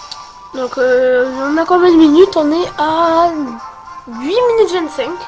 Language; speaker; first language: French; native; French